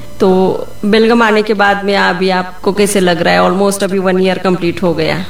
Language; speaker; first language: Hindi; non-native, local second language; Kannada